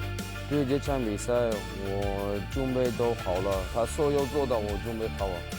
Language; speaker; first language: Chinese; non-native, fluent; Tajik